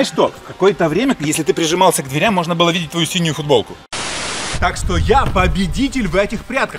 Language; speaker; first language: Russian; native; Russian